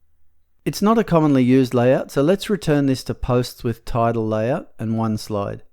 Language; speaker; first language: English; native; English